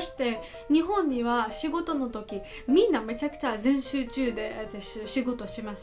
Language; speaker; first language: Japanese; non-native, learner; Georgian